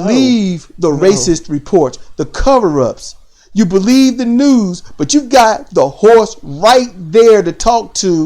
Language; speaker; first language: English; native; English